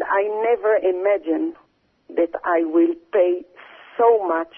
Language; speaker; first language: English; early bilingual, other home language; Arabic